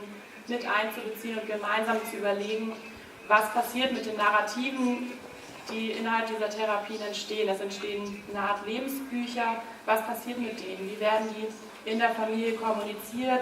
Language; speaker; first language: German; native; German